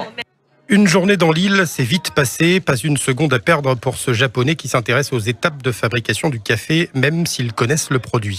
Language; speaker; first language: French; native; French